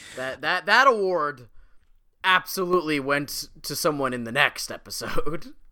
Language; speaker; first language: English; early bilingual, other home language; Italian